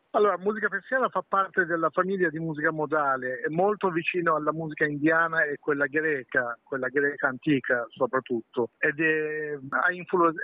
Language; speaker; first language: Italian; non-native, fluent; Persian